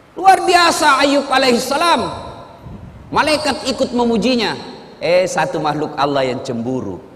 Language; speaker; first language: Indonesian; non-native, local second language; Buginese